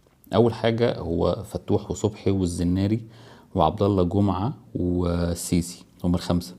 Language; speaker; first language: Arabic; native; Arabic